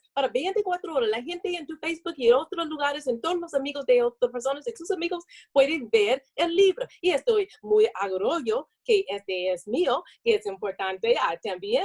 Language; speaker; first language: Spanish; non-native, learner; English